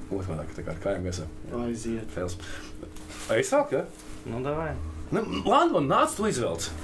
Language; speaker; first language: Latvian; non-native, local second language; Russian